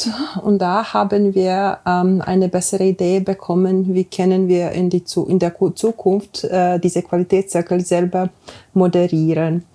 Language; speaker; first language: German; non-native, fluent; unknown